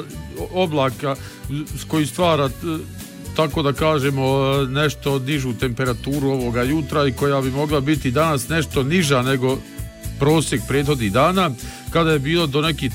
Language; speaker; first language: Bosnian; native; Bosnian